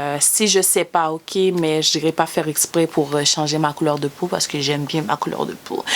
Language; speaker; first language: French; native; French